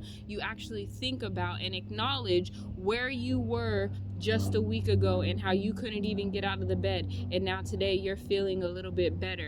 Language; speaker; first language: English; native; English